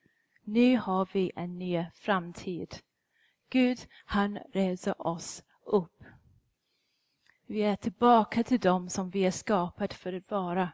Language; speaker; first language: Swedish; non-native, fluent; English